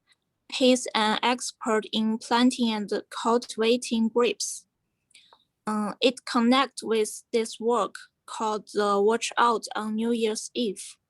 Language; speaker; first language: English; non-native, fluent; Chinese